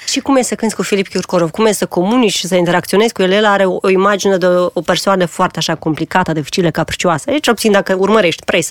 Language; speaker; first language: Romanian; native; Romanian